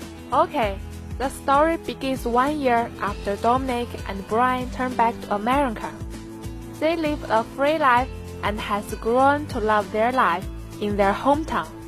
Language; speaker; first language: English; non-native, learner; Chinese